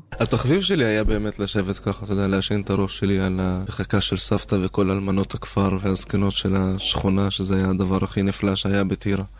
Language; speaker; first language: Hebrew; non-native, local second language; Arabic